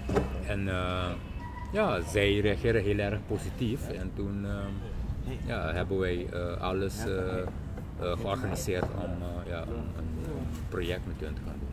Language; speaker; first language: Dutch; non-native, local second language; Papiamento